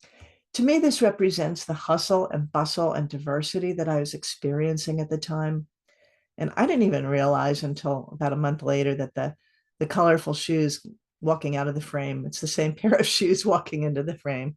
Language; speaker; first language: English; native; English